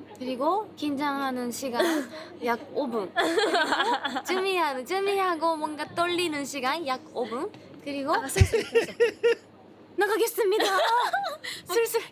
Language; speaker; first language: Korean; non-native, fluent; Japanese